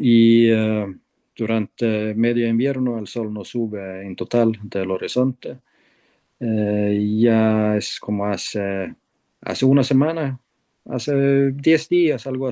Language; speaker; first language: Spanish; non-native, fluent; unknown